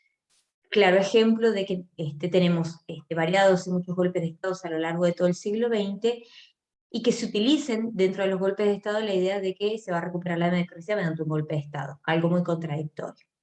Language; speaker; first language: Spanish; native; Spanish